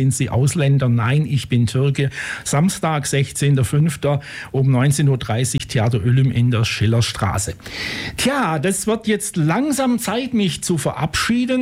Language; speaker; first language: German; native; German